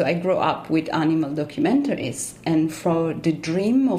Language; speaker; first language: English; non-native, fluent; Italian